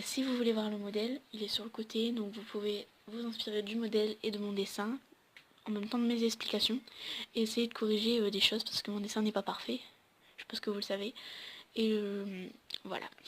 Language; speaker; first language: French; native; French